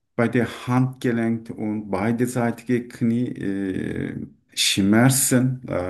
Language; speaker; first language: German; non-native, learner; Turkish